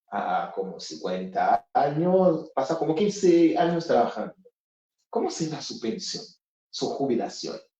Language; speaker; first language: Spanish; non-native, fluent; Haitian Creole